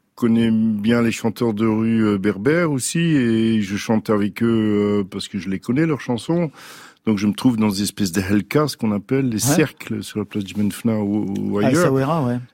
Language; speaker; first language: French; early bilingual, other home language; Dutch